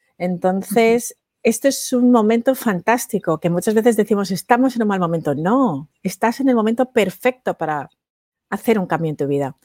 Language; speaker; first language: Spanish; native; Spanish